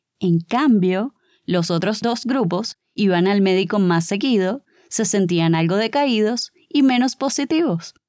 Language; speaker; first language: Spanish; native; Spanish